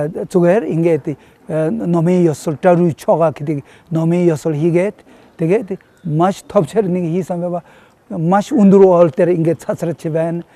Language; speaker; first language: Mongolian; non-native, fluent; Tibetan